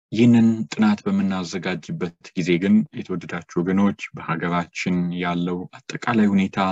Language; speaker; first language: Amharic; non-native, local second language; Sidamo